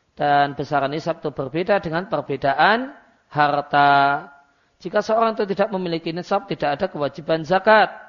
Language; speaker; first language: Indonesian; non-native, local second language; Javanese